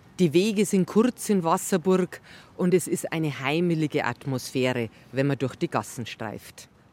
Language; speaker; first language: German; native; German